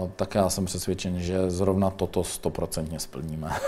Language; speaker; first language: Czech; native; Czech